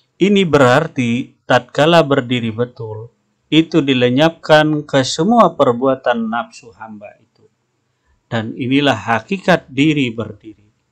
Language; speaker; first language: Indonesian; non-native, local second language; Banjar